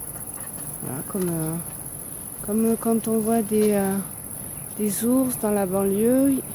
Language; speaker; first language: French; native; French